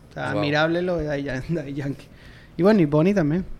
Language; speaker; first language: Spanish; native; Spanish